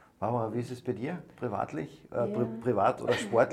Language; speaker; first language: German; native; German